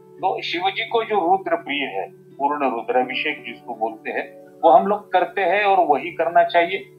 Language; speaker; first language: Hindi; non-native, local second language; Marathi